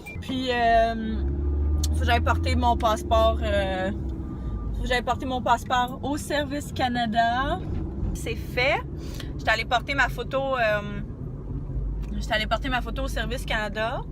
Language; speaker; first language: French; native; French